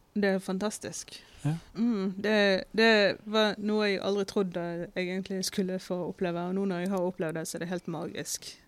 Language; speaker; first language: Norwegian; native; Norwegian